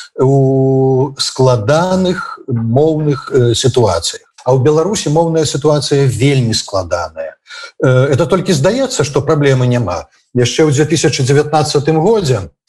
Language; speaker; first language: Belarusian; native; Belarusian